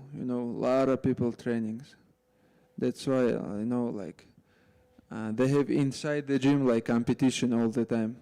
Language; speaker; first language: English; non-native, learner; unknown